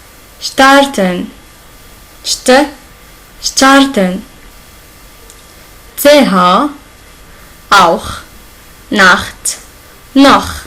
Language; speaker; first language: German; non-native, learner; Arabic